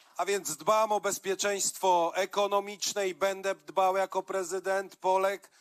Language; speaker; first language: Polish; native; Polish